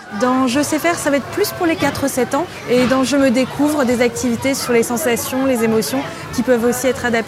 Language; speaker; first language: French; native; French